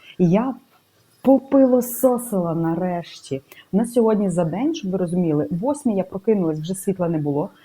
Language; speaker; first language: Ukrainian; native; Ukrainian